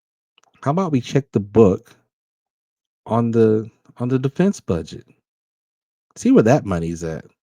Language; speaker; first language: English; native; English